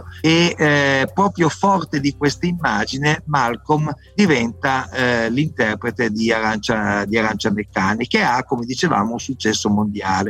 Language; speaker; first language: Italian; native; Italian